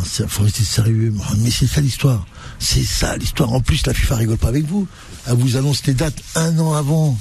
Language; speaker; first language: French; non-native, local second language; Arabic